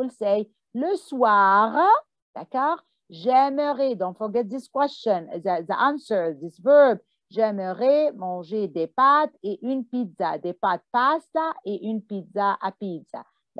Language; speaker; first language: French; non-native, fluent; Arabic